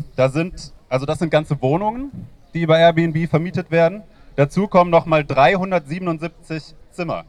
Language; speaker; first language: German; native; German